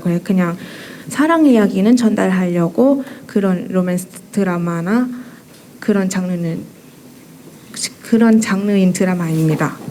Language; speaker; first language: Korean; non-native, fluent; Thai